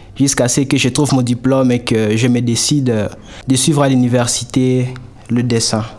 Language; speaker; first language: French; non-native, local second language; Swahili